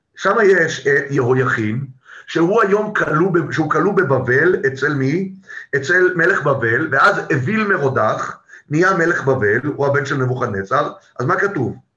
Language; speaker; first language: Hebrew; native; Hebrew